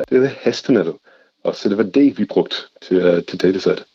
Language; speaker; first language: Danish; non-native, fluent; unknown